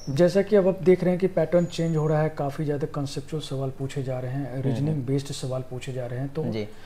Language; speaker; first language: Hindi; native; Hindi